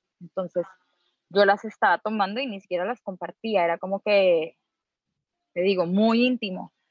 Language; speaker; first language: Spanish; native; Spanish